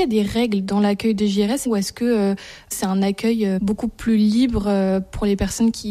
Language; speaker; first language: French; native; French